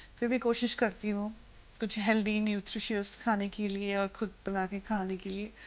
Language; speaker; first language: Hindi; non-native, local second language; Assamese